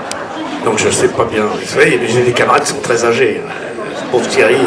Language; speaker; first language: French; native; French